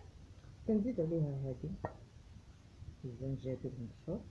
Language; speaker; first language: Arabic; native; Arabic